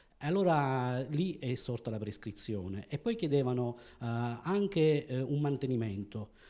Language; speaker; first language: Italian; native; Italian